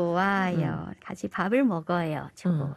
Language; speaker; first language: Korean; non-native, fluent; Chinese